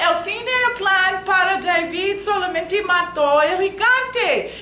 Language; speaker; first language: Spanish; non-native, learner; English